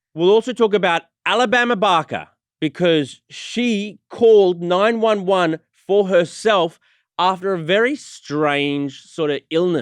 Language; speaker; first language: English; native; English